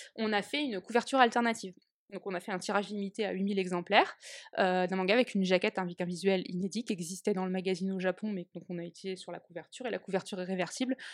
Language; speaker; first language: French; native; French